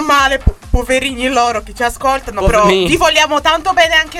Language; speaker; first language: Italian; native; Italian